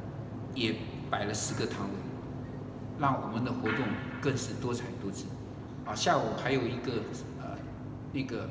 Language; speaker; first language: Chinese; native; Chinese